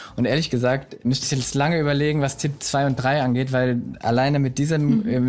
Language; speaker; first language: German; native; German